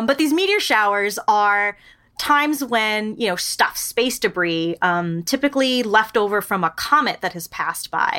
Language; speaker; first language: English; native; English